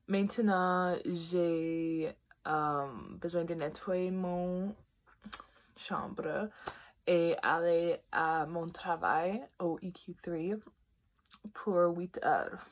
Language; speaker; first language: French; non-native, local second language; English